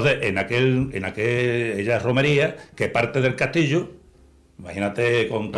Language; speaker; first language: Spanish; native; Spanish